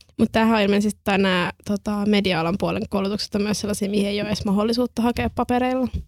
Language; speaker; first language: Finnish; native; Finnish